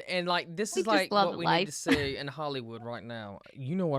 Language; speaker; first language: English; native; English